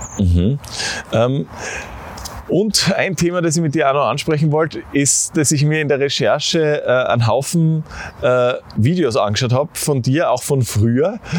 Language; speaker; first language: German; native; German